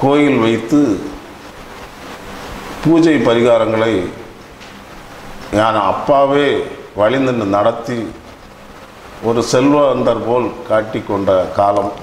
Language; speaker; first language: Tamil; native; Tamil